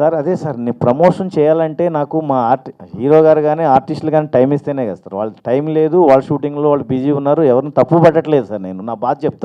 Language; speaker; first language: Telugu; native; Telugu